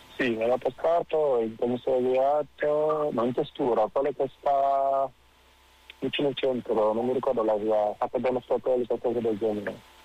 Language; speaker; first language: Italian; non-native, fluent; Wolof